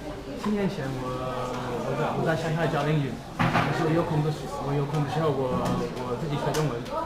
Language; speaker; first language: Chinese; non-native, learner; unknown